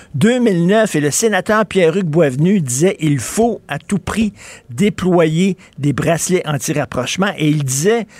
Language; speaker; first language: French; native; French